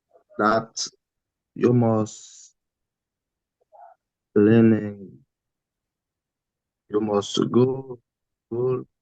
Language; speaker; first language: English; non-native, learner; Haitian Creole